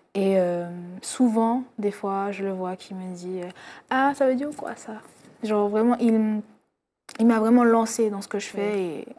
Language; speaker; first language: French; native; French